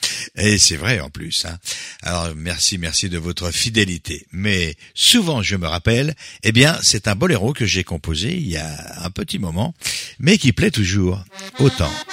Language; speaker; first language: French; native; French